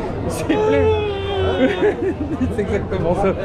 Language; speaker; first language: French; native; French